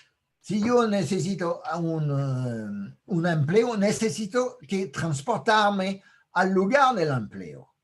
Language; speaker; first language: Spanish; non-native, fluent; French